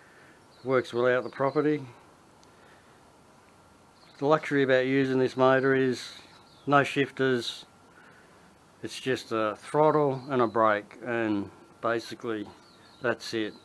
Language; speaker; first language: English; native; English